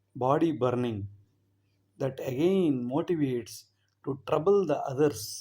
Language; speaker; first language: English; non-native, local second language; Kannada